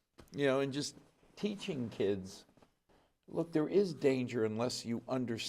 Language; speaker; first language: English; native; English